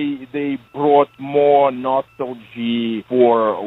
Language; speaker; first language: English; non-native, fluent; Ukrainian